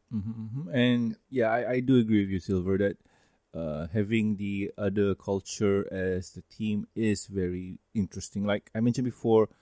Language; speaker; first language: English; non-native, local second language; Malay